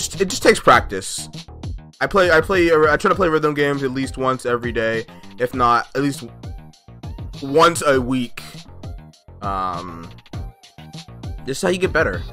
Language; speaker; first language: English; native; English